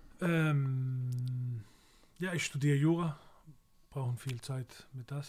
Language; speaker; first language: German; non-native, learner; Bosnian